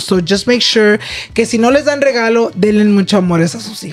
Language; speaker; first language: Spanish; early bilingual, heritage; Spanish